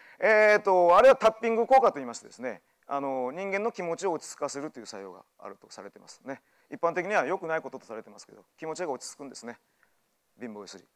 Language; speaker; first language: Japanese; native; Japanese